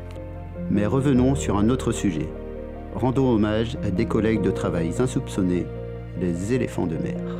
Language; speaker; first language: French; native; French